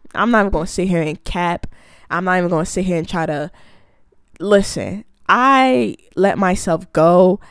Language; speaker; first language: English; early bilingual, other home language; Akan